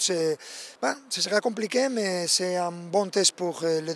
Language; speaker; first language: French; non-native, fluent; Spanish